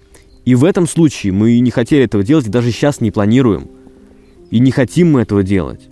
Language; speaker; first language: Russian; native; Russian